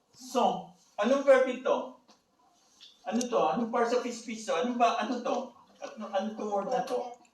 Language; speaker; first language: Filipino; native; Filipino